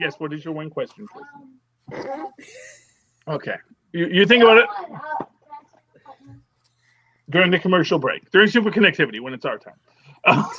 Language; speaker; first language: English; native; English